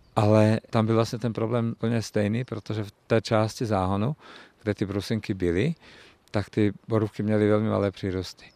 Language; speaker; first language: Czech; native; Czech